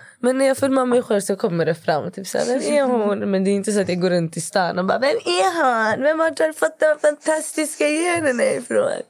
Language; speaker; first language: Swedish; early bilingual, other home language; Kurdish